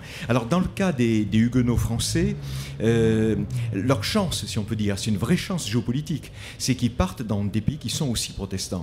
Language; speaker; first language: French; native; French